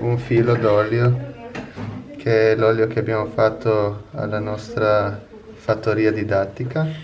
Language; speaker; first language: Italian; native; Italian